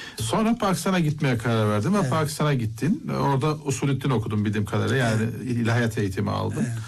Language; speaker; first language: Turkish; native; Turkish